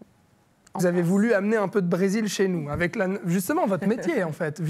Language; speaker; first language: French; native; French